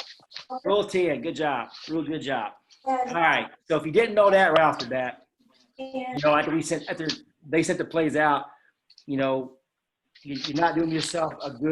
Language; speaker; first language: English; native; English